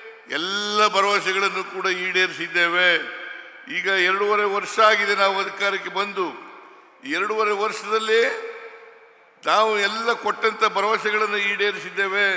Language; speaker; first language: Kannada; native; Kannada